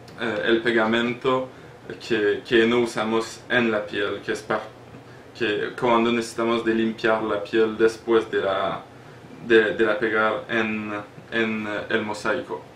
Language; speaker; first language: Spanish; non-native, learner; French